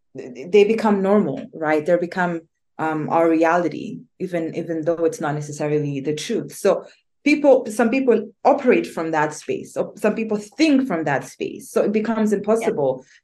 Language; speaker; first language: English; non-native, local second language; Kinyarwanda